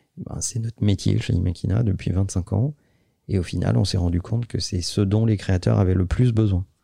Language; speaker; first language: French; native; French